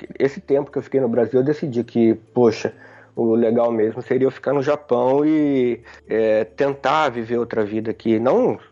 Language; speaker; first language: Portuguese; native; Portuguese